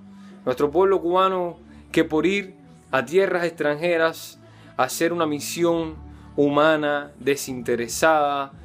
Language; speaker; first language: Spanish; native; Spanish